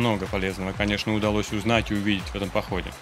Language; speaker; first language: Russian; native; Russian